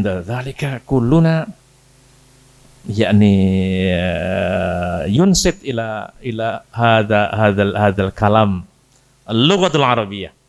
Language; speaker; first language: Arabic; non-native, fluent; Indonesian